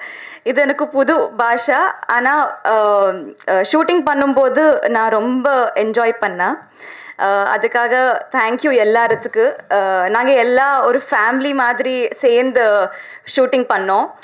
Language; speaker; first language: Tamil; non-native, learner; Telugu